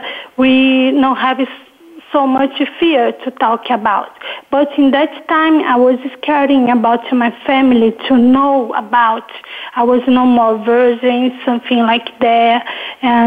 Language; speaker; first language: English; non-native, learner; Portuguese